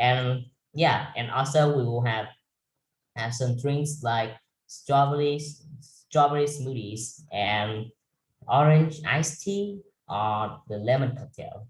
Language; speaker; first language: English; non-native, learner; Vietnamese